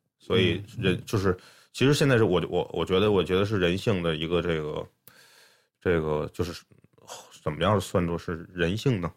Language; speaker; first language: Chinese; native; Chinese